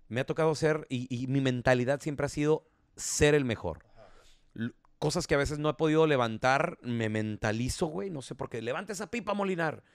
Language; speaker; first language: Spanish; native; Spanish